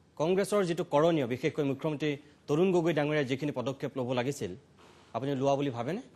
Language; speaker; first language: Assamese; native; Assamese